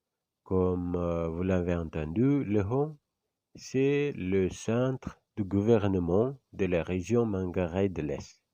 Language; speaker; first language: French; non-native, fluent; Indonesian